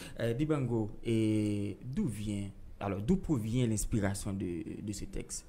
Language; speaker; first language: French; non-native, local second language; Haitian Creole